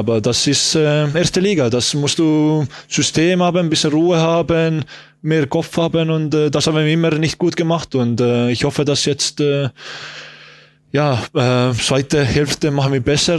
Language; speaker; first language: German; non-native, learner; Estonian